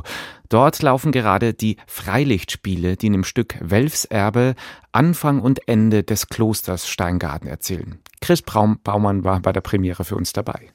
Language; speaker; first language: German; native; German